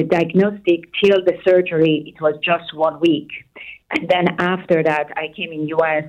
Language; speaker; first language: English; non-native, fluent; Persian